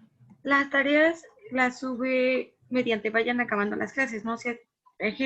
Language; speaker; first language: Spanish; native; Spanish